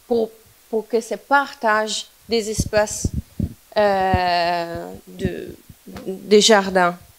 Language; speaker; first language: French; non-native, fluent; Italian